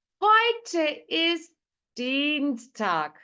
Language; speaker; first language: German; non-native, fluent; Turkish